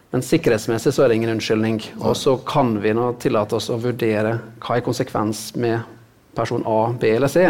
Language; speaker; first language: Norwegian; native; Norwegian